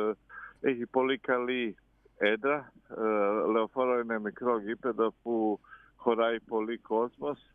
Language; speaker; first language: Greek; non-native, fluent; Croatian